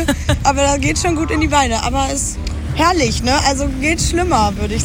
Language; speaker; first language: German; native; German